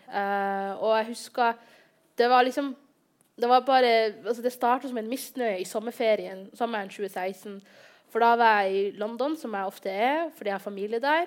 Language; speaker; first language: Norwegian; early bilingual, other home language; Somali